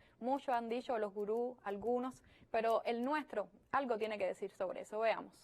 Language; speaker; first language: Spanish; native; Spanish